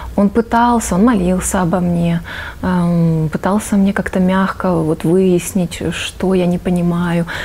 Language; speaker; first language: Russian; native; Russian